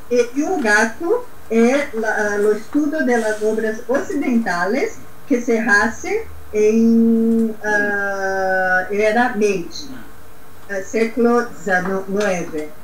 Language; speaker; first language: Spanish; non-native, learner; Portuguese